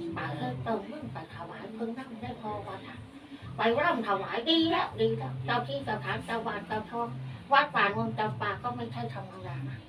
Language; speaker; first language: Thai; native; Thai